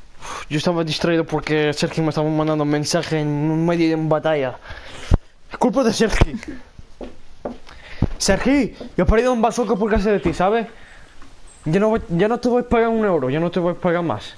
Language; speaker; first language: Spanish; non-native, learner; English